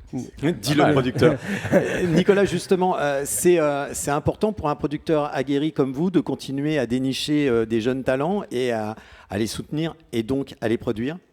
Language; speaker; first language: French; native; French